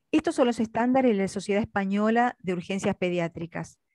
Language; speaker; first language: Spanish; native; Spanish